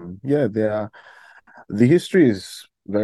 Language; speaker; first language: English; non-native, local second language; Yoruba